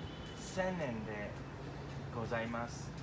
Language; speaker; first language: Japanese; non-native, learner; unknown